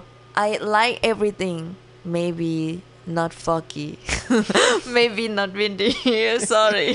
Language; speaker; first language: English; non-native, learner; Thai